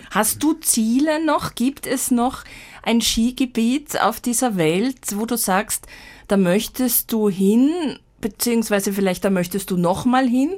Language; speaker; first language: German; native; German